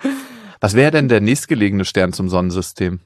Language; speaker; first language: German; native; German